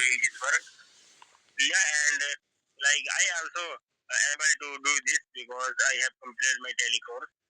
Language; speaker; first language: English; non-native, learner; Hindi